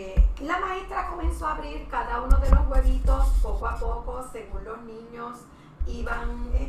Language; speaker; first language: Spanish; native; Spanish